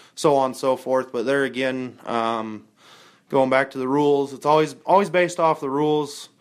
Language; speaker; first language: English; native; English